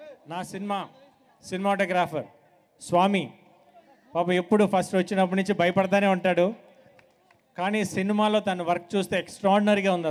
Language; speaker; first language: Telugu; native; Telugu